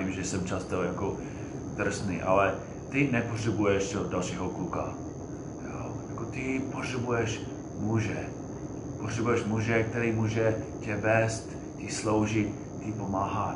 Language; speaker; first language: Czech; non-native, fluent; English